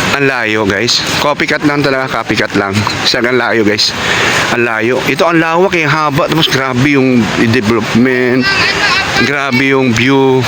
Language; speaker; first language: Filipino; non-native, local second language; Cebuano